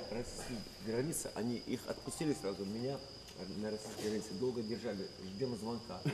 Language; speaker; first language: Russian; non-native, local second language; Avaric